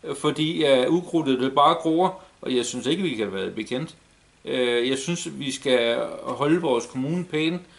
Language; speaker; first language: Danish; native; Danish